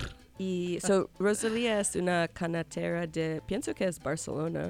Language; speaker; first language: Spanish; non-native, learner; English